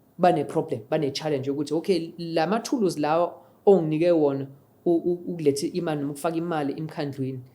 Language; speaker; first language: Zulu; non-native, local second language; English